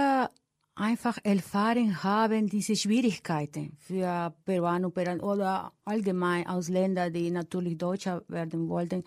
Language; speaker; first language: German; non-native, fluent; Spanish